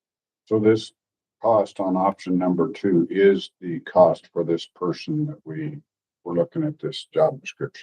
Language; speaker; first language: English; native; English